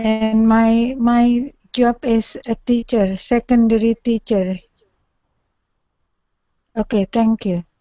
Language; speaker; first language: English; non-native, learner; Indonesian